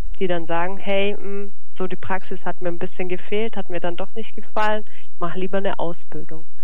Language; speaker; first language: German; early bilingual, other home language; Croatian